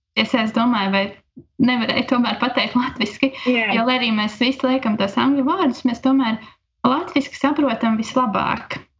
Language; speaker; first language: Latvian; native; Latvian